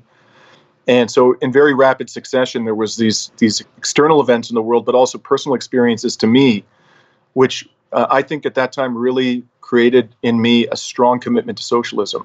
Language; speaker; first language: English; native; English